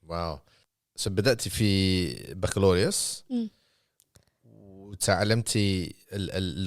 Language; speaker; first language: Arabic; non-native, fluent; English